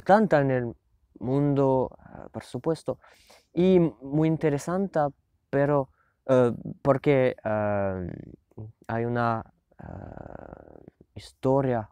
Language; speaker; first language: Spanish; non-native, learner; French